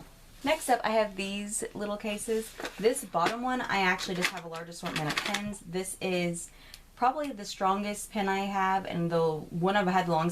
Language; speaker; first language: English; native; English